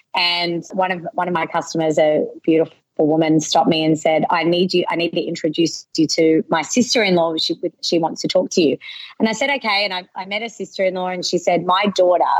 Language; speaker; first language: English; native; English